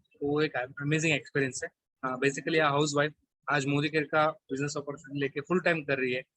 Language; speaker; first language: Hindi; non-native, local second language; Kannada